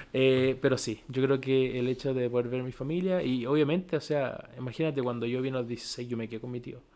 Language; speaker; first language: Spanish; native; Spanish